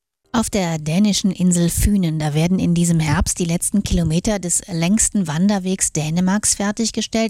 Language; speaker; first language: German; native; German